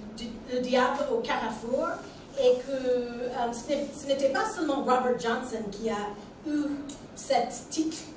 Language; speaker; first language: French; non-native, fluent; English